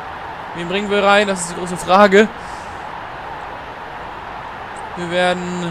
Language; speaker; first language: German; native; German